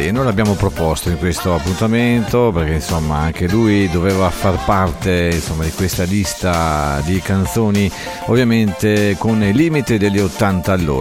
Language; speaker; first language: Italian; native; Italian